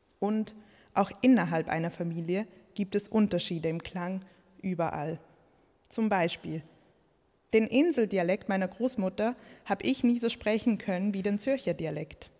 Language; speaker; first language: German; early bilingual, other home language; Croatian